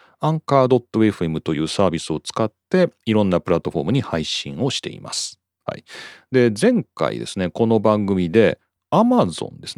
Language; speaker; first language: Japanese; native; Japanese